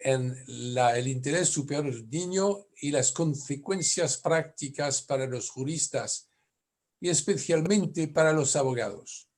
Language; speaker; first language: Spanish; non-native, fluent; French